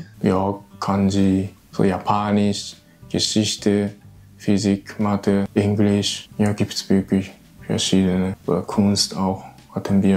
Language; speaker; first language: German; non-native, learner; Japanese